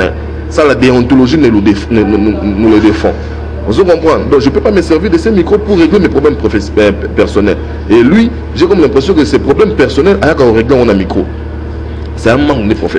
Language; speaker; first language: French; non-native, local second language; Lingala